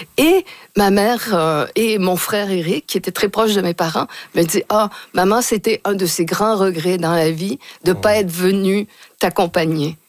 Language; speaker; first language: French; native; French